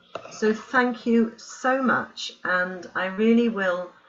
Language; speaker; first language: English; native; English